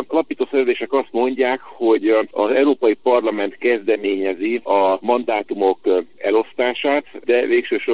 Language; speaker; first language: Hungarian; native; Hungarian